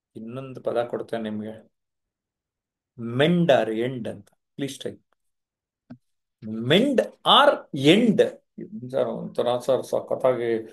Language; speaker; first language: Kannada; native; Kannada